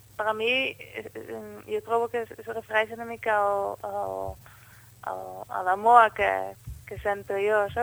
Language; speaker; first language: Catalan; non-native, fluent; Dutch